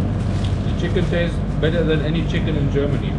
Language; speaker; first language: English; non-native, fluent; German